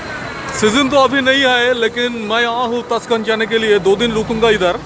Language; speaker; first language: Hindi; non-native, local second language; Bangla